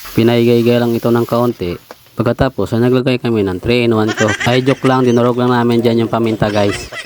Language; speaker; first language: Filipino; native; Filipino